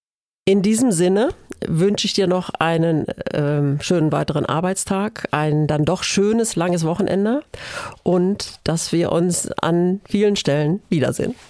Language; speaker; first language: German; native; German